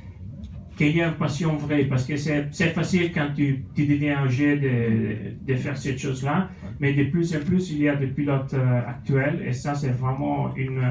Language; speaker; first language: French; non-native, fluent; Italian